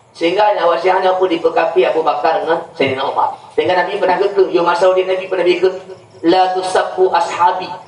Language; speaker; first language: Malay; non-native, local second language; Achinese